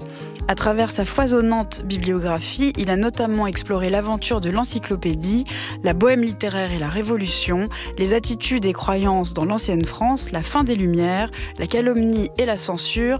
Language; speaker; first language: French; native; French